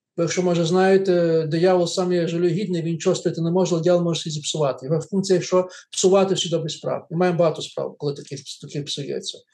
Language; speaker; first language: Ukrainian; native; Ukrainian